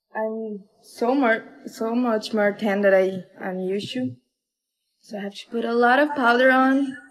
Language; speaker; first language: English; non-native, fluent; Portuguese